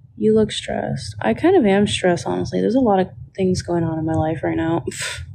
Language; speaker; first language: English; native; English